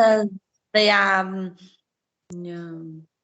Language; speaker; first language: English; non-native, learner; Vietnamese